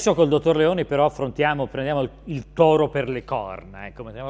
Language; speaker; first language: Italian; native; Italian